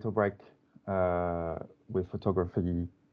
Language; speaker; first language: English; non-native, fluent; French